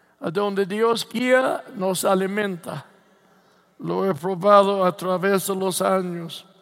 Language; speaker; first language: Spanish; non-native, fluent; English